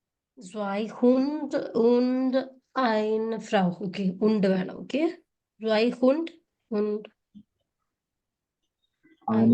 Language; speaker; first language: German; non-native, fluent; Malayalam